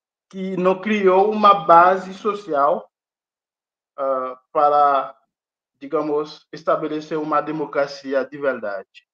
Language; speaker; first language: Portuguese; non-native, fluent; Haitian Creole